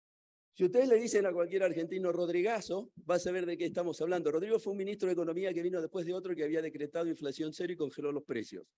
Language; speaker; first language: Spanish; native; Spanish